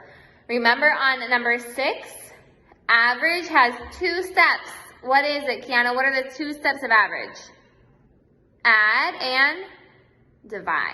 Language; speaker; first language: English; native; English